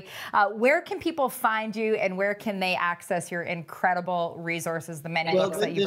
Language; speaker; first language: English; native; English